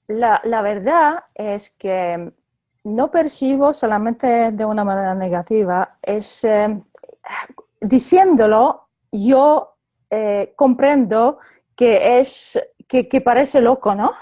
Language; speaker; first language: Spanish; non-native, fluent; Polish